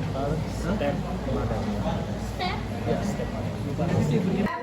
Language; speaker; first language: English; non-native, learner; Indonesian